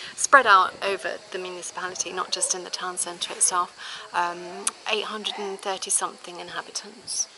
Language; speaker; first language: English; early bilingual, other home language; German